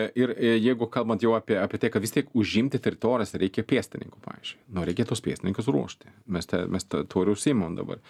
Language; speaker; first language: Lithuanian; non-native, fluent; Swedish